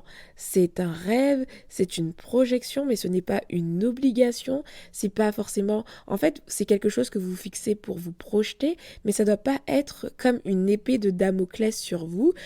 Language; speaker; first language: French; native; French